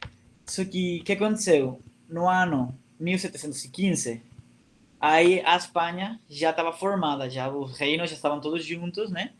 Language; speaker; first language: Portuguese; non-native, fluent; Catalan